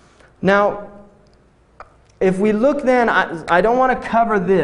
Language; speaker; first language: English; native; English